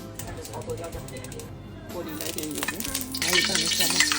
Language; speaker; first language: Chinese; native; Chinese